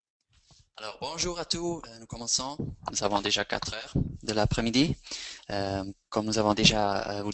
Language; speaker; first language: French; non-native, fluent; Spanish